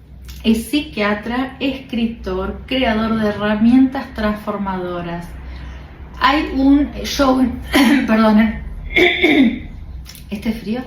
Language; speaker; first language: Spanish; native; Spanish